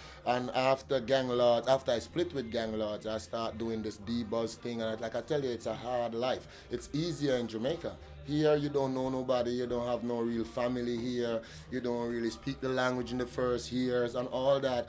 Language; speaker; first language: English; native; English